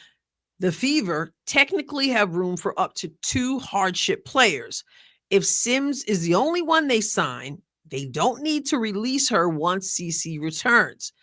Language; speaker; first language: English; native; English